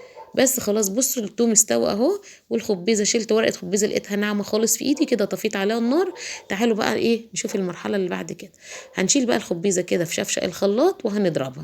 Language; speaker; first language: Arabic; native; Arabic